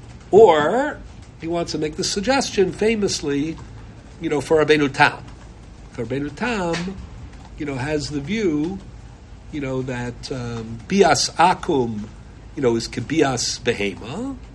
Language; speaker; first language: English; native; English